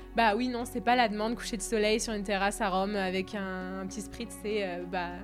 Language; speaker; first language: French; native; French